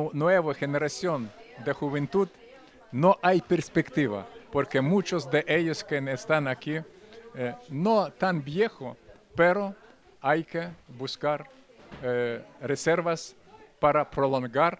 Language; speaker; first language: Spanish; non-native, fluent; Russian